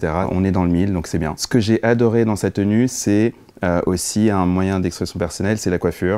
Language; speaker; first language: French; native; French